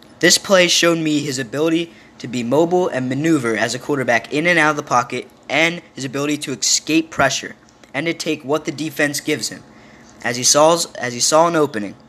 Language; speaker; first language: English; native; English